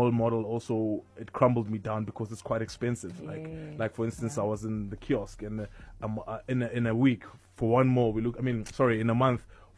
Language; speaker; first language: English; non-native, local second language; Zulu